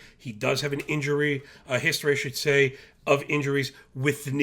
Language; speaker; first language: English; native; English